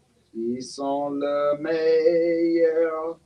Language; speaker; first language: French; non-native, learner; English